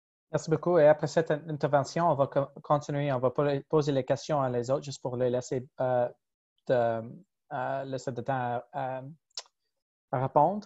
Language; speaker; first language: French; non-native, fluent; English